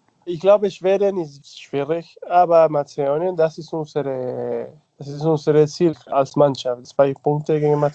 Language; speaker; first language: German; non-native, learner; Spanish